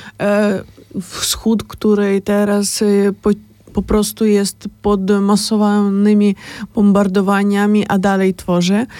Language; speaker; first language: Polish; non-native, fluent; Ukrainian